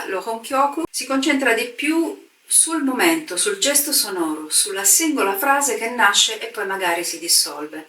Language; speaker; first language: Italian; native; Italian